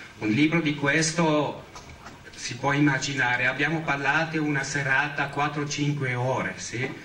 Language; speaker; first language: Italian; non-native, learner; Swiss German